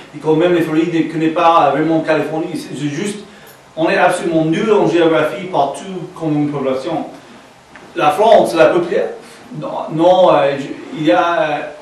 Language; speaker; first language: French; non-native, learner; English